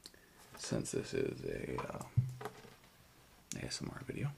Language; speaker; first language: English; native; English